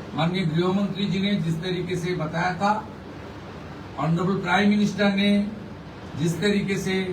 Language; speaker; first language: Hindi; non-native, local second language; Bangla